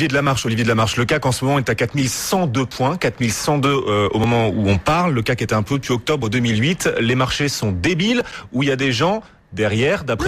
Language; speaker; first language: French; native; French